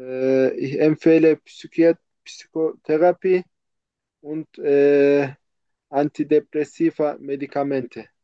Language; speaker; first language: German; non-native, learner; Turkish